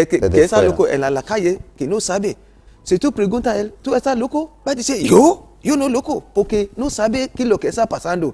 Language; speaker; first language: Spanish; non-native, learner; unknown